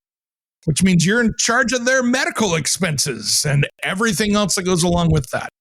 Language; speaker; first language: English; native; English